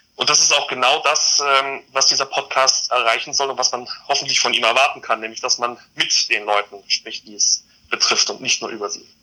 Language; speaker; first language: German; native; German